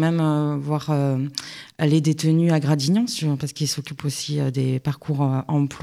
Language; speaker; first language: French; native; French